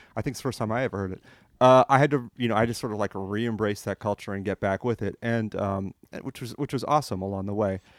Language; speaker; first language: English; non-native, fluent; French